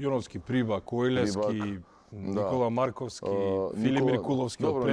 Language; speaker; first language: Macedonian; native; Macedonian